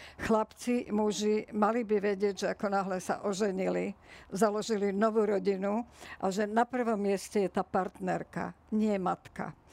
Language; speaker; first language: Slovak; native; Slovak